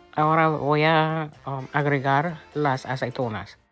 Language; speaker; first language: Spanish; early bilingual, heritage; English